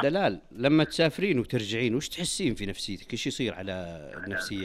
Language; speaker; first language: Arabic; native; Arabic